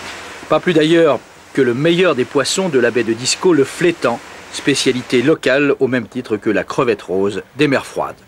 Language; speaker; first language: French; native; French